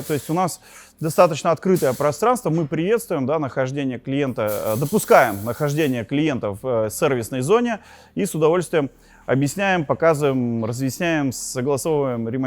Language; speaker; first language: Russian; native; Russian